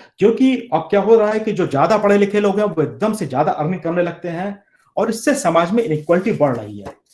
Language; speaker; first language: Hindi; native; Hindi